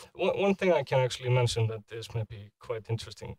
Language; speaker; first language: English; non-native, fluent; Icelandic